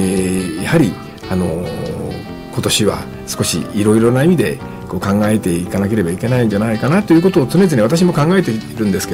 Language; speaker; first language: Japanese; native; Japanese